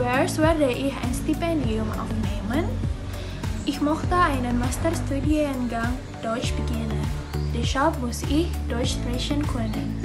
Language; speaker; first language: German; non-native, learner; Indonesian